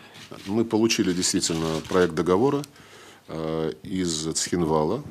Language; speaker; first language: Russian; native; Russian